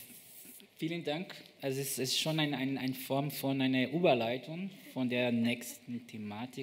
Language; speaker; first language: German; non-native, fluent; Portuguese